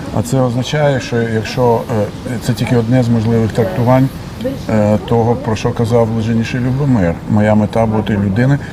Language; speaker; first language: Ukrainian; non-native, local second language; Russian